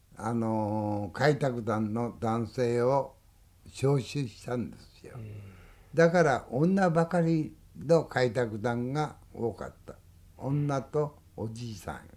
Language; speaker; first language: Japanese; native; Japanese